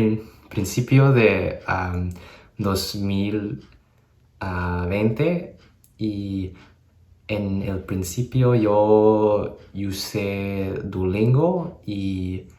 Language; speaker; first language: Spanish; non-native, learner; English